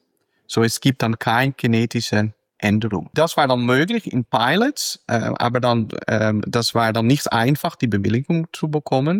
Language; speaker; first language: German; non-native, fluent; Dutch